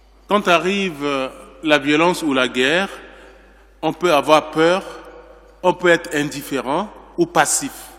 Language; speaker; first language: French; non-native, local second language; Sango